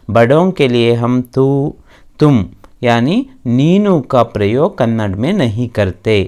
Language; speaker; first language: Hindi; non-native, local second language; Kannada